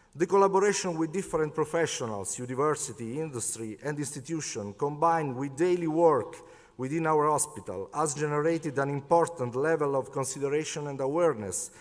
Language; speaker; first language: English; non-native, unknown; Italian